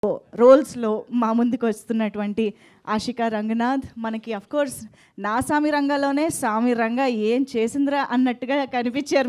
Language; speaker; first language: Telugu; native; Telugu